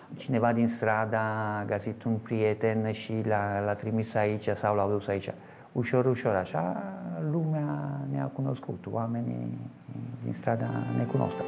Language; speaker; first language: Romanian; non-native, fluent; Italian